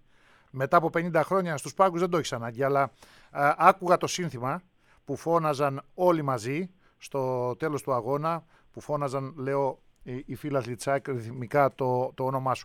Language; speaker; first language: Greek; native; Greek